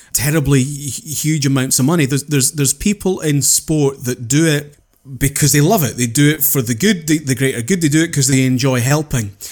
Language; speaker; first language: English; native; English